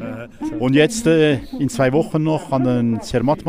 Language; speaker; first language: German; native; German